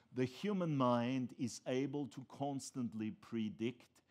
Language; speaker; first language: English; non-native, fluent; German